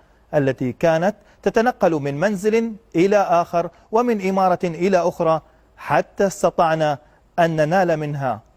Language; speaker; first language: Arabic; native; Arabic